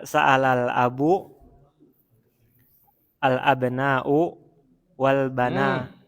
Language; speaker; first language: Arabic; non-native, learner; Indonesian